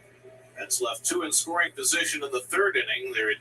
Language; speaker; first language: English; native; English